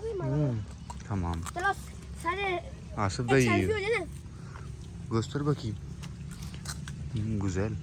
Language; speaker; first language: Turkish; non-native, learner; Punjabi